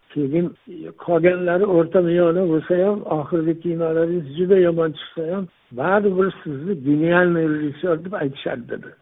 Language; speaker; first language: Uzbek; non-native, local second language; Tajik